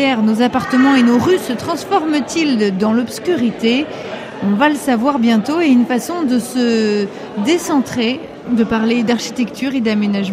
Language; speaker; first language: French; native; French